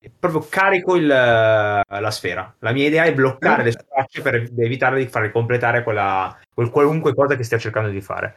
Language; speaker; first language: Italian; native; Italian